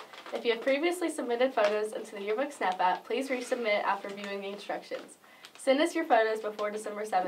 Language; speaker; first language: English; native; English